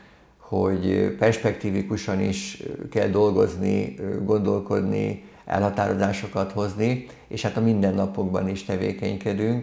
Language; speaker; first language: Hungarian; native; Hungarian